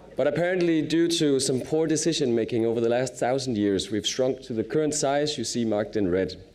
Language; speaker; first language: English; non-native, fluent; Danish